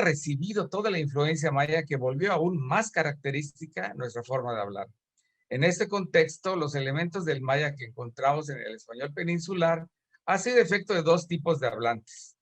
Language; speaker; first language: Spanish; native; Spanish